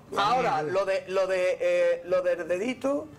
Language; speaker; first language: Spanish; native; Spanish